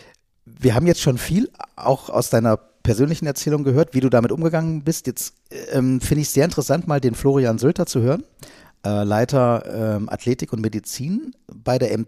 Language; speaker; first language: German; native; German